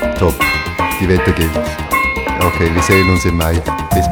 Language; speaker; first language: German; native; German